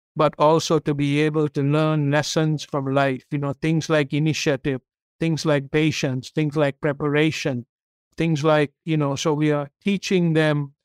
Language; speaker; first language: English; non-native, local second language; Tamil